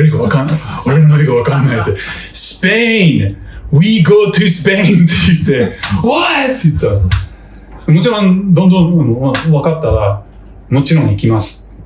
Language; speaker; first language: Japanese; non-native, fluent; English